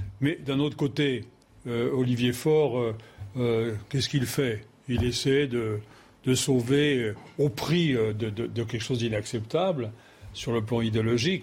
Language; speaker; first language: French; native; French